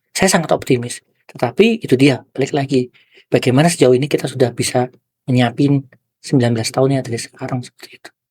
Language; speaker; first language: Indonesian; native; Indonesian